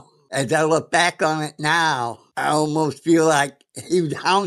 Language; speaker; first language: English; native; English